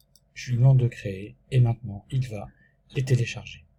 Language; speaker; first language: French; native; French